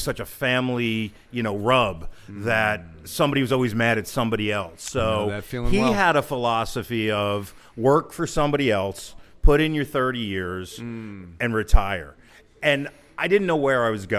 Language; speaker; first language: English; native; English